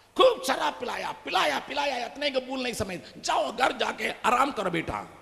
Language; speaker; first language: Hindi; non-native, local second language; Tamil